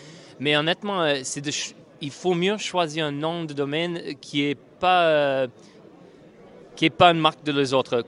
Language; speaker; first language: French; non-native, fluent; English